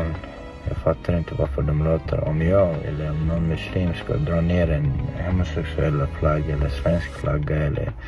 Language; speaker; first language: Swedish; non-native, fluent; Chechen